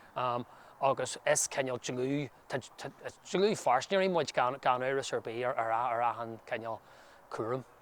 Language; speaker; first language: Irish; non-native, local second language; English